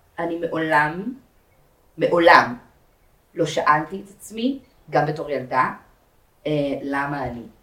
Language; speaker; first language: Hebrew; native; Hebrew